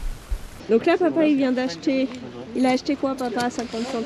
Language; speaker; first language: French; native; French